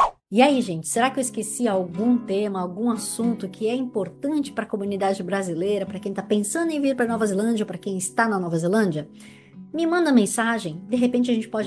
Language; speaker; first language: Portuguese; native; Portuguese